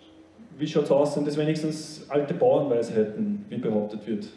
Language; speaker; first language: German; native; German